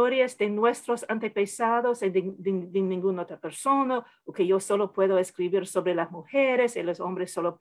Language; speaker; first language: Spanish; non-native, fluent; English